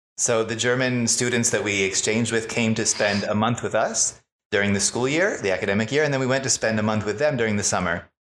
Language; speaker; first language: English; native; English